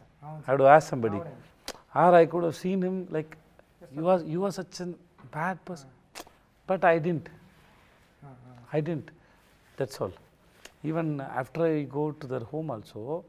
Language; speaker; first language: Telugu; non-native, local second language; Tamil